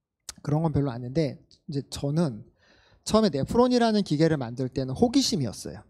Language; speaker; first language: Korean; native; Korean